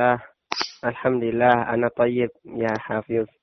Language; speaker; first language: Arabic; non-native, learner; Indonesian